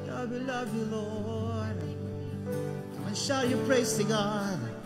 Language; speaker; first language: English; non-native, local second language; Filipino